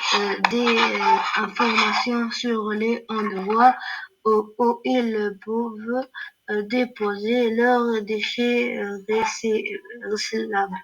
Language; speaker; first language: French; non-native, learner; Arabic